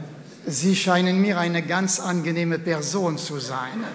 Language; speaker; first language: German; non-native, fluent; French